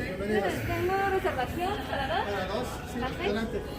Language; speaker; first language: Spanish; non-native, learner; English